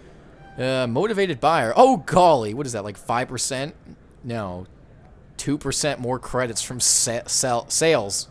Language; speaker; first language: English; native; English